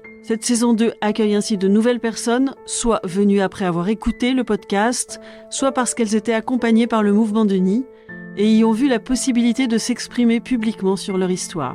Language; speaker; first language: French; native; French